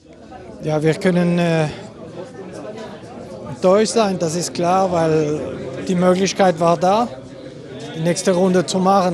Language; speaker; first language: German; non-native, fluent; French